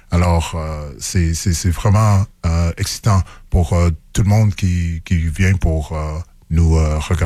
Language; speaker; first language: French; non-native, local second language; English